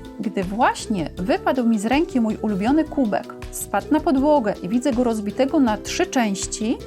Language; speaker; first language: Polish; native; Polish